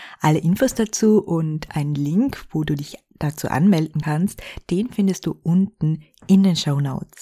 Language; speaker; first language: German; native; German